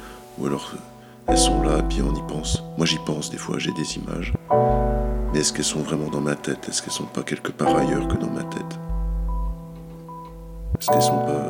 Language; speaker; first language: French; native; French